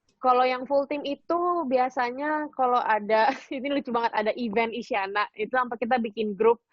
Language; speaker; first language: Indonesian; native; Indonesian